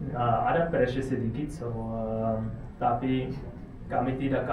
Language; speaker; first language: Indonesian; non-native, learner; Dutch